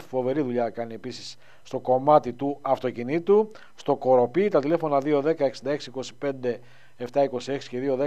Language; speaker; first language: Greek; native; Greek